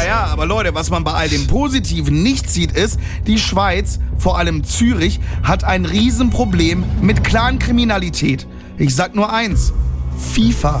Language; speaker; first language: German; native; German